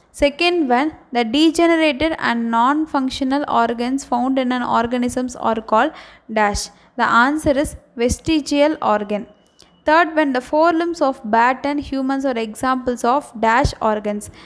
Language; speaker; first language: English; non-native, local second language; Tamil